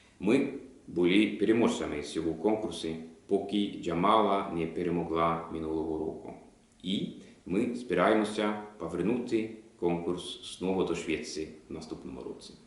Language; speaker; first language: Ukrainian; non-native, fluent; Swedish